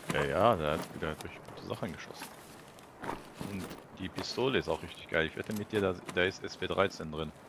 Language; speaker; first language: German; native; German